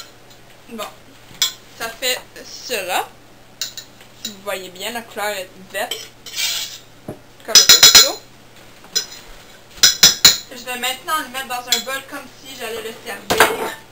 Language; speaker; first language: French; non-native, local second language; English